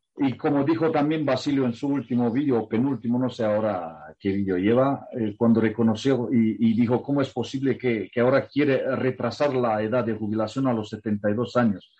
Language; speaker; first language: Spanish; non-native, fluent; Romanian